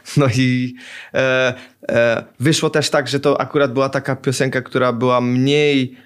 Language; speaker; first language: Polish; early bilingual, heritage; Polish